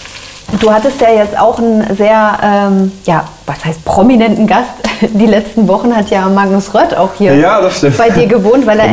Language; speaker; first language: German; native; German